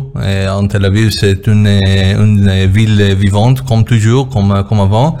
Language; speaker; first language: French; non-native, learner; Hebrew